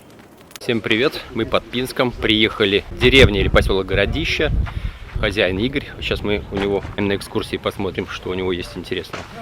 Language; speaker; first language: Russian; native; Russian